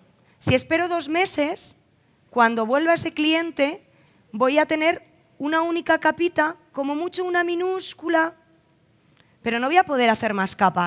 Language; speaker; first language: Spanish; native; Spanish